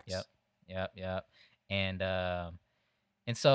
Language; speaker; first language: English; native; English